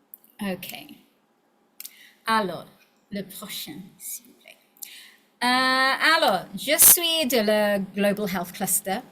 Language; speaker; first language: French; non-native, learner; English